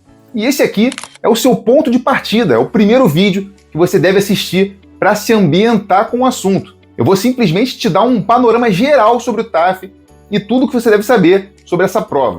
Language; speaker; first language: Portuguese; native; Portuguese